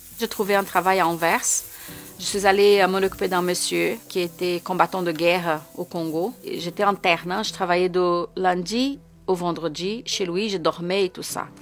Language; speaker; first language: French; non-native, fluent; Portuguese